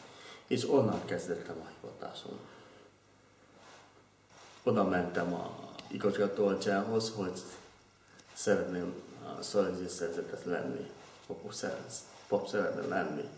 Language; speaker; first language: Hungarian; non-native, learner; Vietnamese